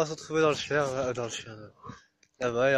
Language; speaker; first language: French; native; French